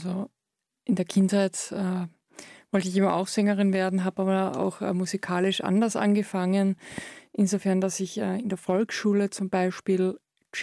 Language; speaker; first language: German; native; German